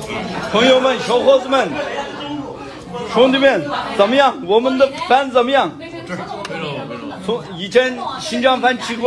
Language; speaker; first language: Chinese; non-native, local second language; Uyghur